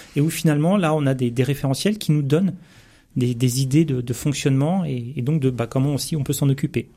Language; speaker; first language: French; native; French